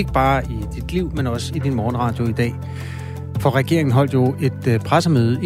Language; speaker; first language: Danish; native; Danish